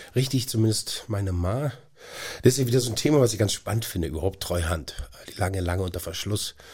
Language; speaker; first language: German; native; German